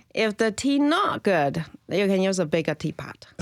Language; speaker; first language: English; non-native, learner; Chinese